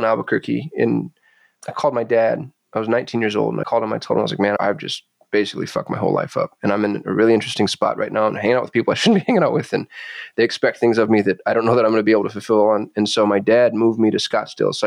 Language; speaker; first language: English; native; English